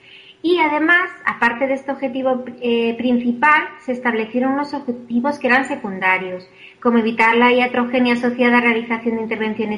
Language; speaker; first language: Spanish; native; Spanish